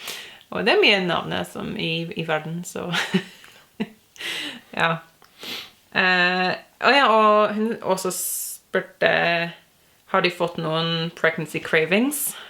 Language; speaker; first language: Norwegian; non-native, learner; English